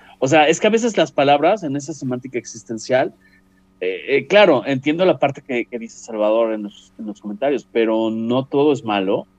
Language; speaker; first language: Spanish; native; Spanish